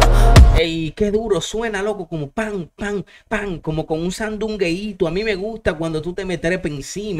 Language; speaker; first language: Spanish; native; Spanish